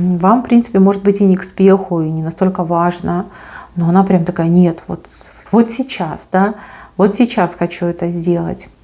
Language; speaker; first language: Russian; native; Russian